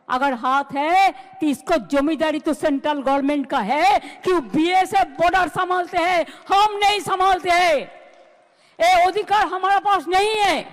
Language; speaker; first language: Hindi; non-native, local second language; Bangla